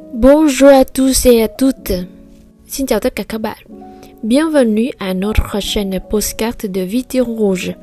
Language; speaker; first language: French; non-native, fluent; Vietnamese